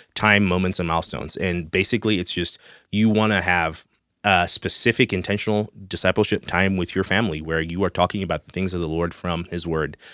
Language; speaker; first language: English; non-native, local second language; Shona